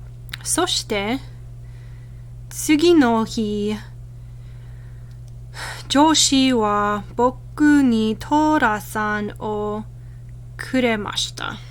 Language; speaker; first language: Japanese; non-native, learner; English